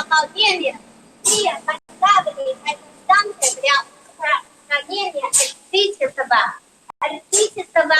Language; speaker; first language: Russian; non-native, learner; Chinese